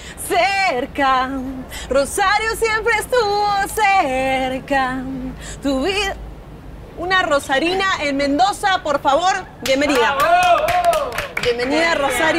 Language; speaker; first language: Spanish; native; Spanish